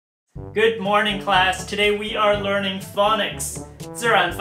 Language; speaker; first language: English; non-native, fluent; Chinese